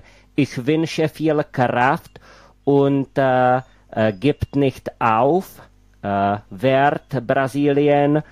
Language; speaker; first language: German; non-native, fluent; Czech